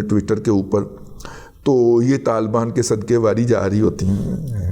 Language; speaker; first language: Urdu; native; Urdu